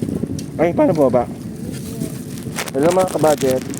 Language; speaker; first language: Filipino; non-native, local second language; Hiligaynon